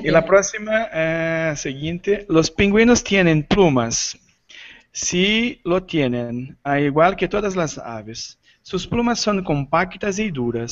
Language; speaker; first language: Spanish; non-native, learner; Portuguese